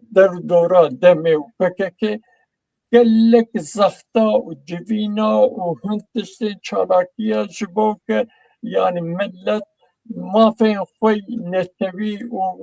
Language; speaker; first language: Kurdish; native; Kurdish